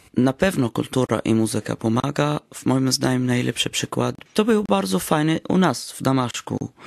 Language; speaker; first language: Polish; non-native, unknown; Arabic